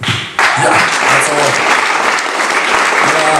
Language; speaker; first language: German; native; German